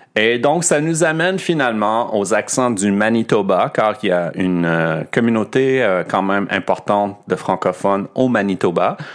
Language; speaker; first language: French; native; French